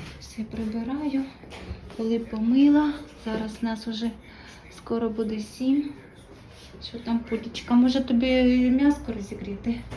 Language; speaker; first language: Ukrainian; non-native, local second language; Russian